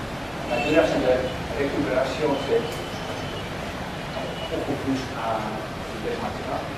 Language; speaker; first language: French; non-native, learner; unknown